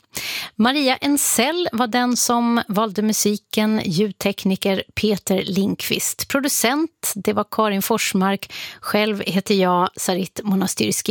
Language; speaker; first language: Swedish; native; Swedish